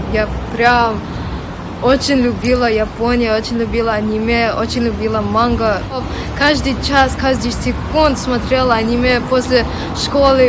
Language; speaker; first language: Russian; non-native, local second language; English